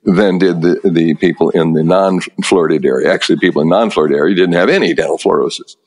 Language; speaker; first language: English; native; English